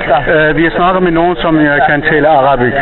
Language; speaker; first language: Danish; non-native, fluent; Persian